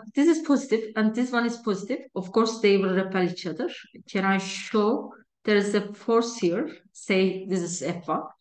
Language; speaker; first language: English; non-native, fluent; Turkish